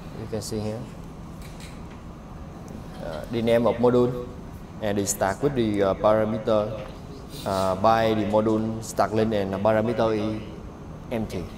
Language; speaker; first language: English; non-native, learner; Vietnamese